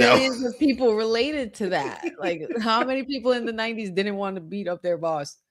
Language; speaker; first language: English; native; English